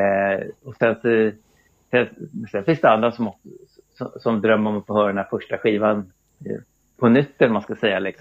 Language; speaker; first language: Swedish; native; Swedish